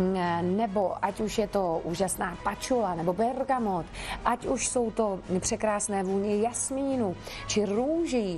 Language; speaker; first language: Czech; native; Czech